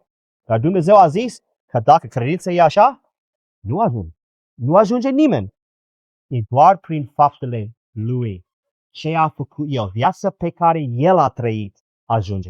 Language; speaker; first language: Romanian; non-native, learner; English